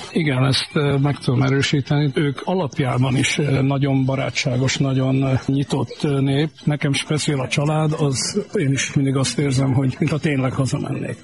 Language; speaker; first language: Hungarian; native; Hungarian